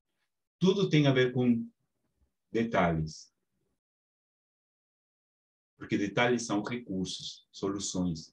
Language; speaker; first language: Portuguese; non-native, fluent; Spanish